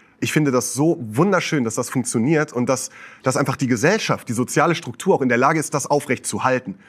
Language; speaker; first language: German; native; German